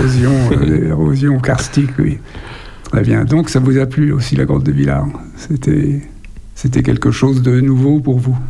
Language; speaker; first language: French; native; French